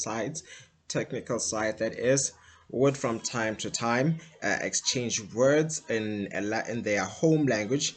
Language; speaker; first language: English; non-native, local second language; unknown